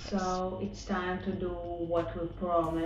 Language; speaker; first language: English; non-native, learner; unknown